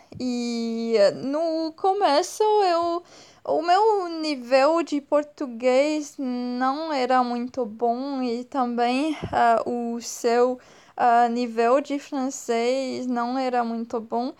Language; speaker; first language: Portuguese; non-native, fluent; French